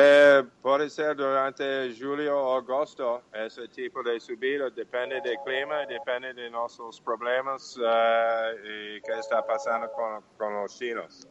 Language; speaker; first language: Portuguese; non-native, fluent; English